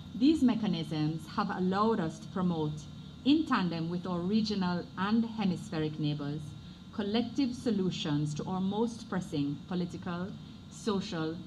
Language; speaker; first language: English; native; English